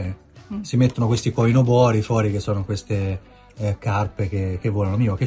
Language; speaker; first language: Italian; native; Italian